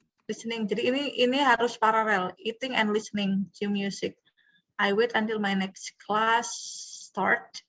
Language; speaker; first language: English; non-native, fluent; Indonesian